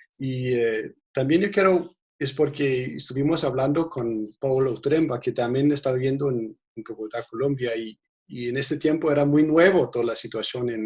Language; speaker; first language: Spanish; non-native, fluent; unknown